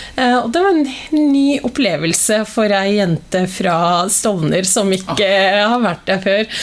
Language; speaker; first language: Norwegian; early bilingual, other home language; Somali